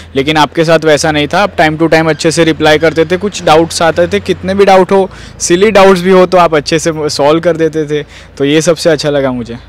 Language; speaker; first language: Hindi; non-native, local second language; Gujarati